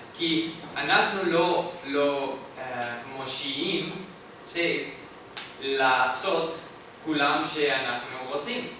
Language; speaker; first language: Hebrew; non-native, learner; English